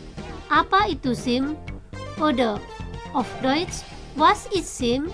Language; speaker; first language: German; non-native, fluent; Indonesian